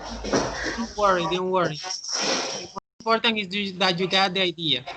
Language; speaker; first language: English; non-native, fluent; Spanish